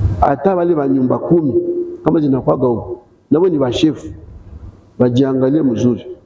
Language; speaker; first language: Swahili; non-native, local second language; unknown